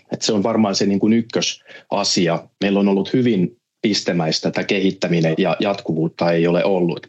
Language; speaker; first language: Finnish; native; Finnish